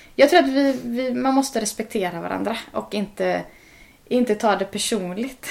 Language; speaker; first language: Swedish; native; Swedish